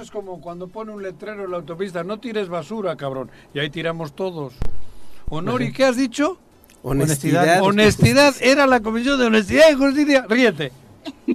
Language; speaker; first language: Spanish; native; Spanish